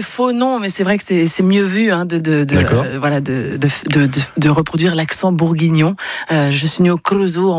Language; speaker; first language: French; native; French